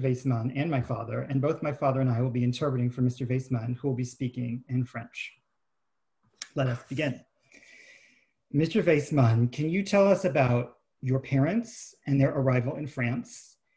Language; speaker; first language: English; native; English